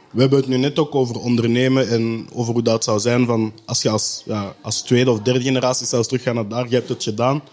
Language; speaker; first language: Dutch; early bilingual, other home language; French